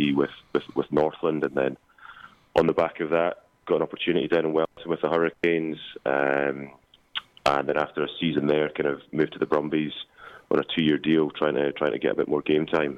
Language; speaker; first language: English; native; English